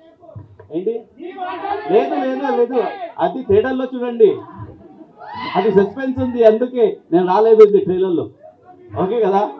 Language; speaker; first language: Telugu; non-native, learner; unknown